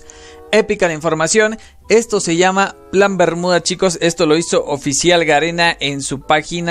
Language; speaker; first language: Spanish; native; Spanish